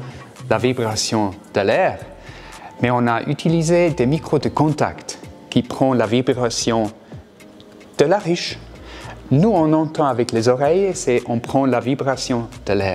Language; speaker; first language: French; non-native, fluent; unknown